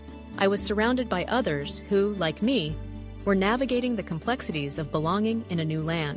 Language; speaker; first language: English; early bilingual, other home language; Russian